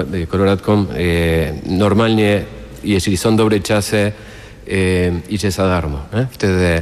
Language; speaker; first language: Polish; non-native, fluent; Spanish